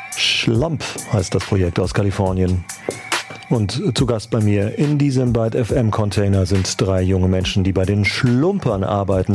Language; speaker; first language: German; native; German